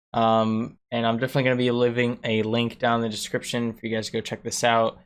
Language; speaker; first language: English; native; English